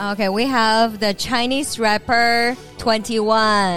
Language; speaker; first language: English; non-native, fluent; Chinese